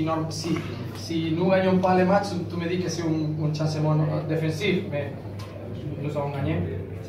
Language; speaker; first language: French; non-native, learner; Spanish